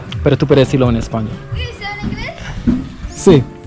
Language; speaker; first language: Spanish; non-native, learner; English